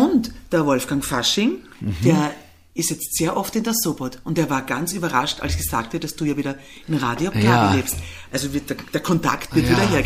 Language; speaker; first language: German; native; German